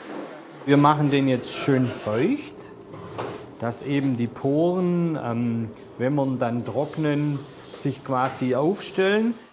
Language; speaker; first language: German; native; German